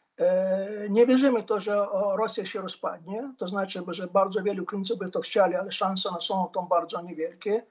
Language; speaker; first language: Polish; non-native, fluent; Ukrainian